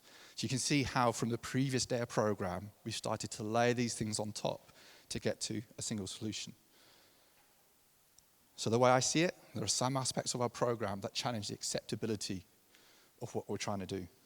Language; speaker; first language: English; native; English